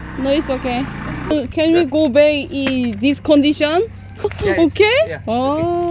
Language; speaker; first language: English; non-native, learner; Korean